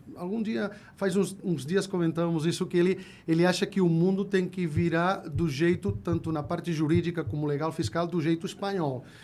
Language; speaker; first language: Portuguese; non-native, fluent; Spanish